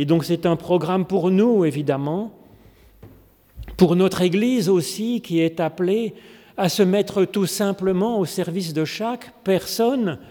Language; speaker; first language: French; native; French